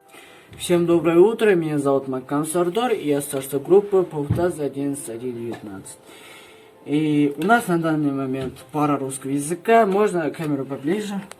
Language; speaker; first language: Russian; non-native, local second language; Kyrgyz